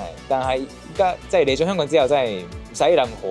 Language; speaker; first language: Cantonese; non-native, fluent; Japanese